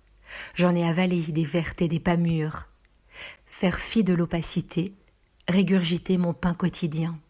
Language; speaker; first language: French; native; French